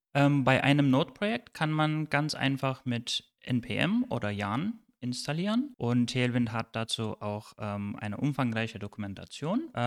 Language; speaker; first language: German; non-native, fluent; Turkish